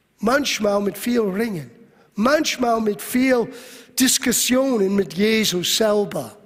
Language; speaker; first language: German; non-native, fluent; English